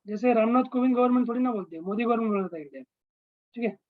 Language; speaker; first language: Hindi; non-native, local second language; Marathi